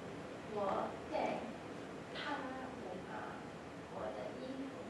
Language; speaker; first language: Chinese; non-native, learner; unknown